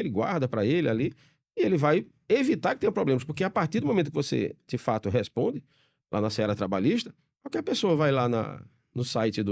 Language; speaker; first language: Portuguese; native; Portuguese